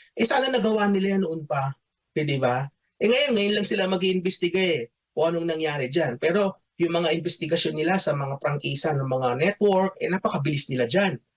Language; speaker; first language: Filipino; native; Filipino